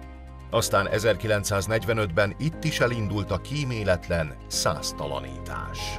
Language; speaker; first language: Hungarian; native; Hungarian